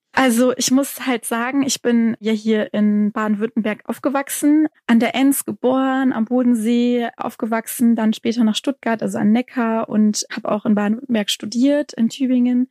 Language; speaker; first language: German; native; German